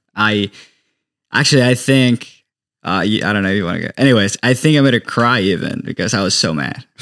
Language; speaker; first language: English; non-native, fluent; Spanish